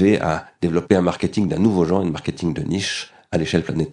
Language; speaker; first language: French; native; French